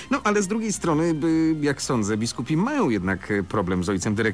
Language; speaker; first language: Polish; native; Polish